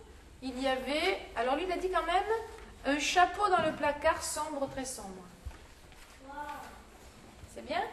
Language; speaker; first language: French; native; French